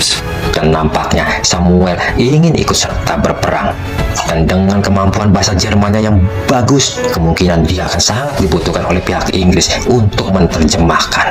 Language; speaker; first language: Indonesian; native; Indonesian